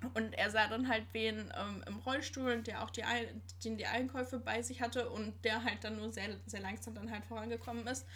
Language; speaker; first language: German; native; German